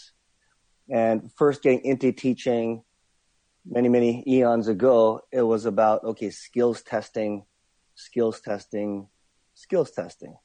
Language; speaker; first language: English; native; English